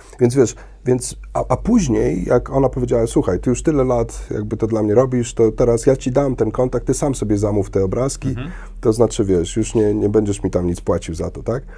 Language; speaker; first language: Polish; early bilingual, heritage; Polish